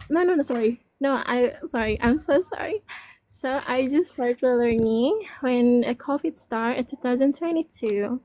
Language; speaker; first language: English; non-native, learner; Indonesian